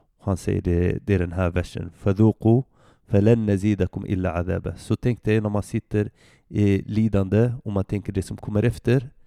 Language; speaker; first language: Swedish; early bilingual, other home language; Arabic